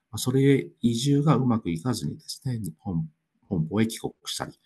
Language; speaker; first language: Japanese; native; Japanese